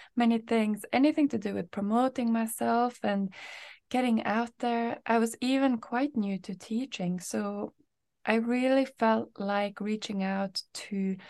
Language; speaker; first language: English; non-native, fluent; Norwegian